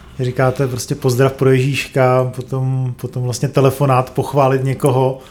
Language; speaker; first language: Czech; native; Czech